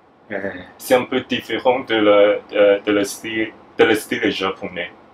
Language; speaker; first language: French; non-native, fluent; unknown